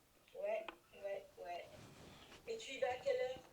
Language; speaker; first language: French; native; French